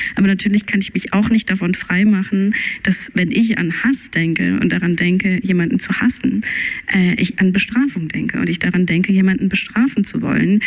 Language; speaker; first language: German; early bilingual, other home language; Turkish